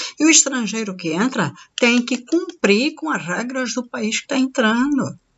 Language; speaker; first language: Portuguese; native; Portuguese